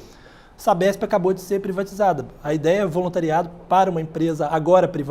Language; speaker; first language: Portuguese; native; Portuguese